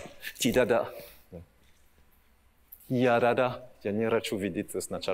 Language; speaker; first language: Russian; non-native, learner; French